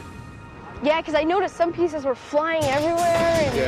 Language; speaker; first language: English; native; English